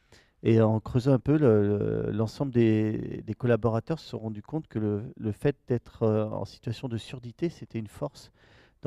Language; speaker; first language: French; native; French